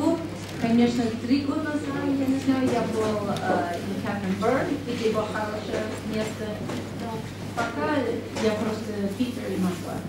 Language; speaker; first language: Russian; non-native, learner; English